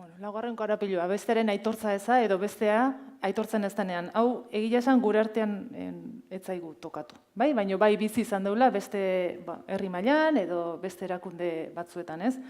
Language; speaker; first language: Basque; native; Basque